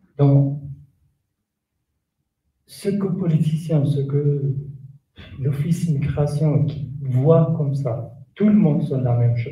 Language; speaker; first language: French; non-native, learner; Kurdish